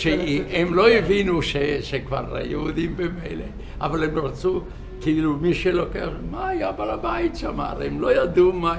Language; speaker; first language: Hebrew; non-native, fluent; Yiddish